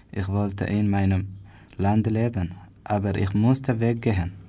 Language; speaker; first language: German; non-native, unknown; Tigrinya